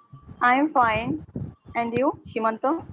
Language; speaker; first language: English; non-native, learner; Bangla